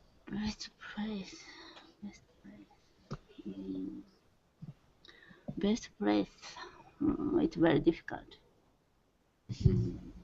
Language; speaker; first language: English; non-native, learner; Japanese